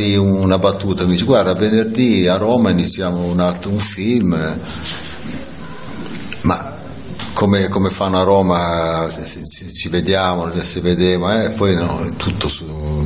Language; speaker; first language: Italian; native; Italian